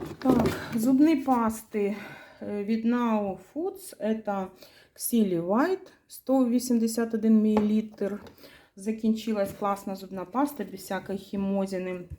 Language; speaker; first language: Ukrainian; non-native, local second language; Russian